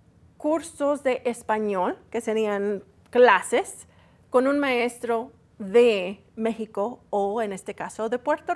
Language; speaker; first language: Spanish; early bilingual, heritage; Spanish